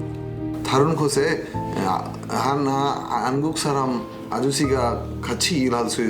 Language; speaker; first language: Korean; non-native, learner; Bangla